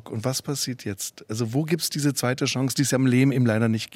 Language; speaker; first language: German; native; German